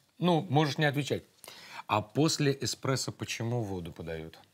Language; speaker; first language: Russian; native; Russian